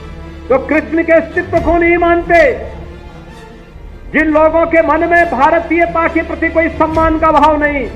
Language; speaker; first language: Hindi; native; Hindi